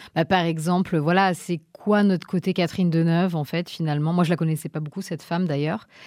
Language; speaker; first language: French; native; French